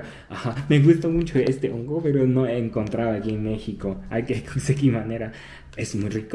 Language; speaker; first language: Spanish; non-native, fluent; Chinese